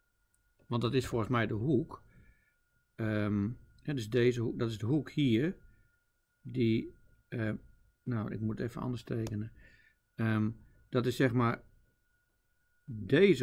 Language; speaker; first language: Dutch; native; Dutch